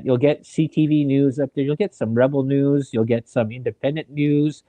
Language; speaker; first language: English; native; English